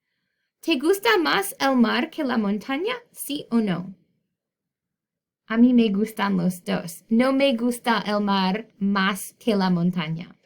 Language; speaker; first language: Spanish; non-native, fluent; English